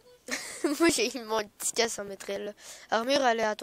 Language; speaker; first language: French; native; French